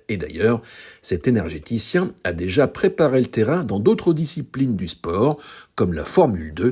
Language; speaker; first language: French; native; French